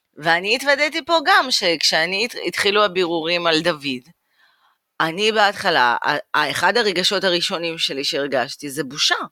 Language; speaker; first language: Hebrew; early bilingual, other home language; Russian